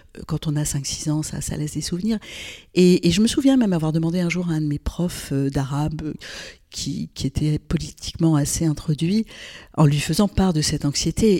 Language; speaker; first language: French; non-native, local second language; Arabic